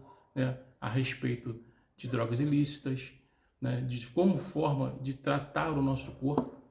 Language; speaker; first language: Portuguese; native; Portuguese